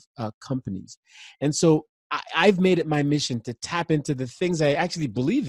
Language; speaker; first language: English; non-native, local second language; Igbo